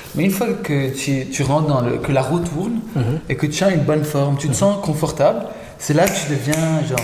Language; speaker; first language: French; non-native, local second language; Arabic